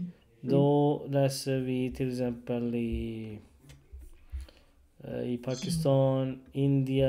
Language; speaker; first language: Swedish; non-native, learner; Urdu